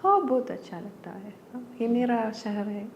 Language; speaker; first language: Hindi; non-native, learner; Lithuanian